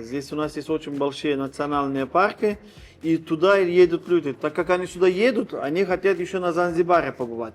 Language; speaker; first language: Russian; non-native, fluent; Turkish